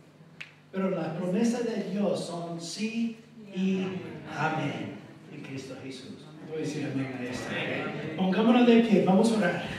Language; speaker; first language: Spanish; non-native, fluent; English